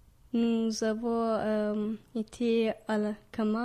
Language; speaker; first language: French; non-native, learner; German